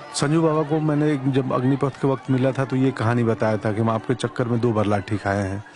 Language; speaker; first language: Hindi; non-native, local second language; Bhojpuri